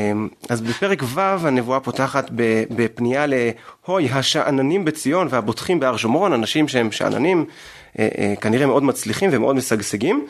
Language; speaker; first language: Hebrew; native; Hebrew